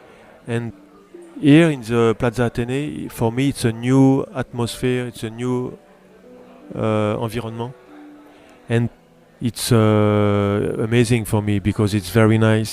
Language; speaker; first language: English; non-native, learner; French